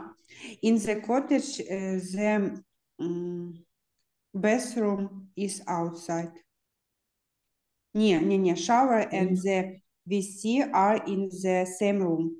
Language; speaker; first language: English; non-native, learner; Ukrainian